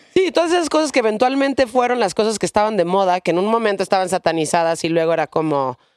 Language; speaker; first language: Spanish; native; Spanish